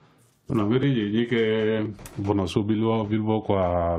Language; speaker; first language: Basque; non-native, local second language; Spanish